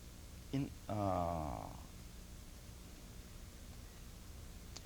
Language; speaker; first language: German; non-native, learner; Russian